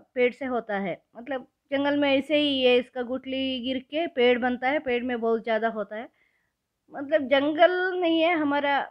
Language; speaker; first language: Hindi; non-native, local second language; Kannada